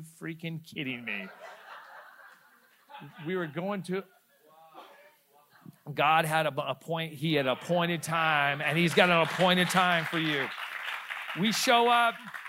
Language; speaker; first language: English; native; English